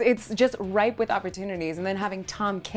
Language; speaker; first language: English; native; English